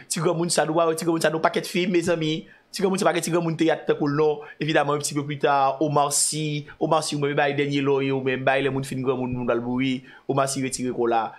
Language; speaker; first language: French; non-native, local second language; Haitian Creole